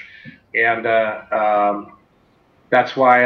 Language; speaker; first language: English; native; English